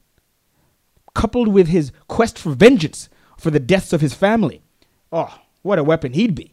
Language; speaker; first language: English; non-native, local second language; Tswana